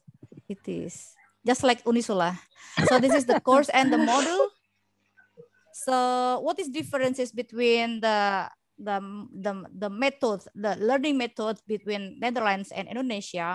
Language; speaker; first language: English; non-native, learner; Indonesian